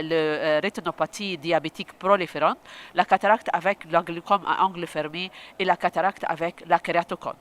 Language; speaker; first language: French; non-native, local second language; Arabic